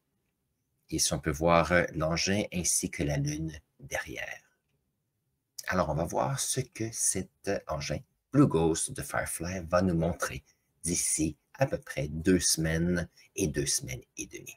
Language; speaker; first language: French; native; French